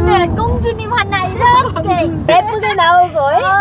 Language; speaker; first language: Korean; non-native, fluent; Vietnamese